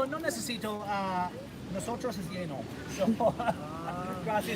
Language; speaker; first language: Spanish; non-native, learner; English